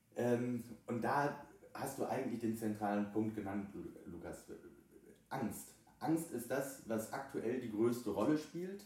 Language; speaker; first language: German; native; German